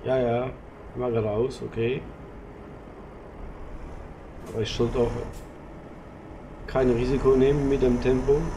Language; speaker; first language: German; non-native, learner; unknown